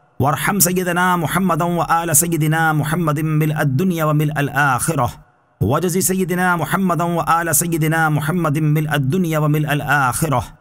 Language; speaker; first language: Arabic; non-native, fluent; Urdu